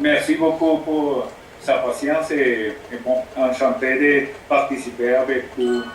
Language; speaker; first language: French; non-native, learner; Spanish